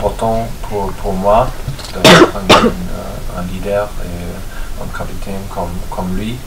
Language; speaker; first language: French; non-native, fluent; German